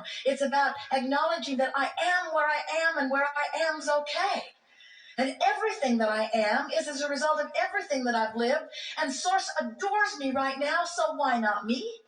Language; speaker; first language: English; native; English